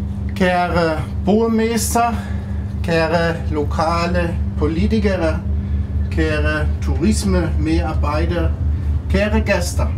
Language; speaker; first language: Danish; non-native, learner; German